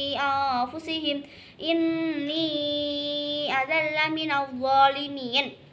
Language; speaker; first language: Arabic; non-native, learner; Indonesian